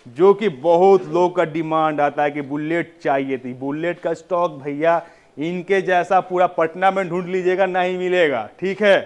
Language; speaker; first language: Hindi; native; Hindi